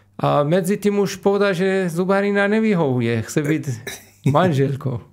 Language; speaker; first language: Slovak; non-native, fluent; Persian